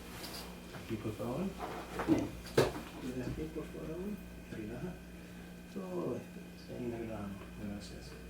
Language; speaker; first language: Spanish; early bilingual, heritage; English